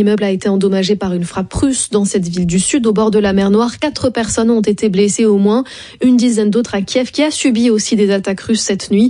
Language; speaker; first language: French; native; French